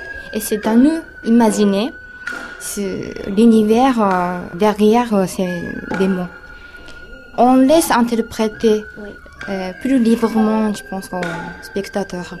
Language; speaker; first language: French; non-native, fluent; Japanese